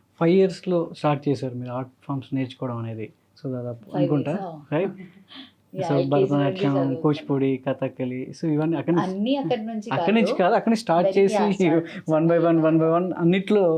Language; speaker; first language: Telugu; native; Telugu